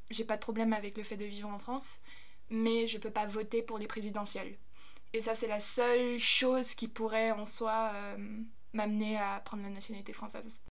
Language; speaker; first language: French; early bilingual, other home language; German